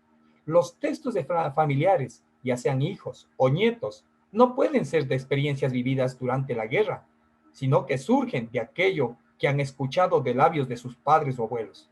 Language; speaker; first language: Spanish; native; Spanish